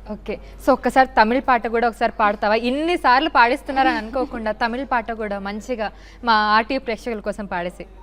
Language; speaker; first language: Telugu; native; Telugu